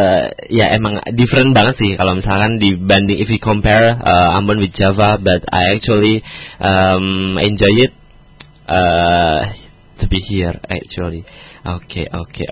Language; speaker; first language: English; non-native, fluent; Indonesian